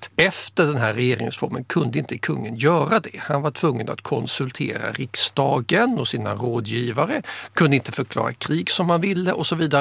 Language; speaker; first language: Swedish; native; Swedish